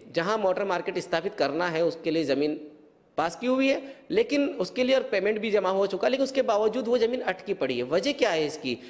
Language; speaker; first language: Hindi; native; Hindi